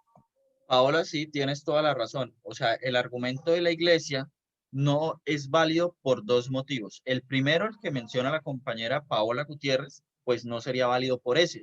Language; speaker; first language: Spanish; native; Spanish